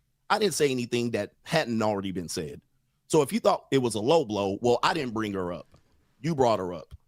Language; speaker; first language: English; native; English